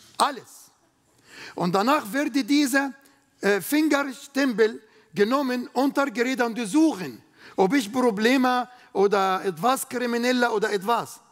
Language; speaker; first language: German; non-native, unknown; Arabic